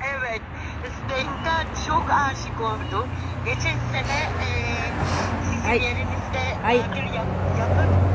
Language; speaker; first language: Turkish; non-native, learner; Czech